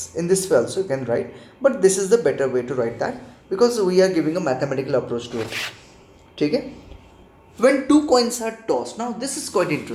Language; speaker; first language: English; non-native, local second language; Hindi